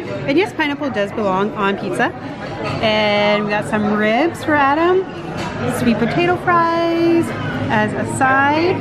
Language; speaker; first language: English; native; English